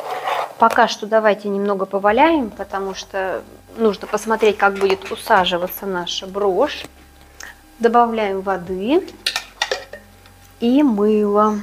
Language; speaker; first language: Russian; native; Russian